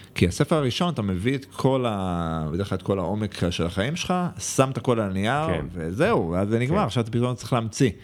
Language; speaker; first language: Hebrew; native; Hebrew